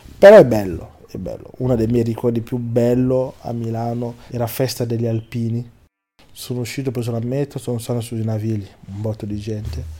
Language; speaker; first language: Italian; non-native, fluent; Lingala